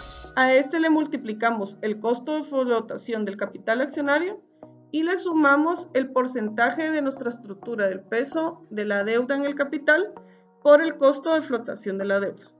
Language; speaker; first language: Spanish; native; Spanish